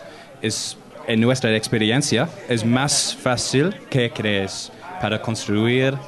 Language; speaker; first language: Spanish; non-native, learner; English